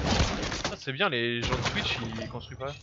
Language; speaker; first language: French; native; French